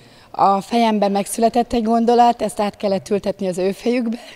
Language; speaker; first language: Hungarian; native; Hungarian